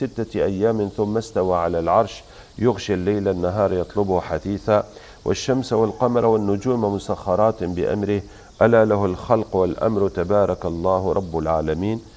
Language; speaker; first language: Arabic; native; Arabic